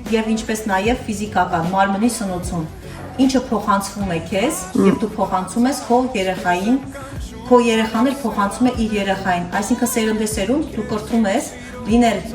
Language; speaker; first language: Armenian; native; Armenian